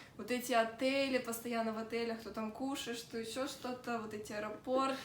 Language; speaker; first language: Russian; native; Russian